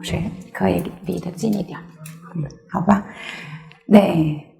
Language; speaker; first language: Chinese; non-native, fluent; Korean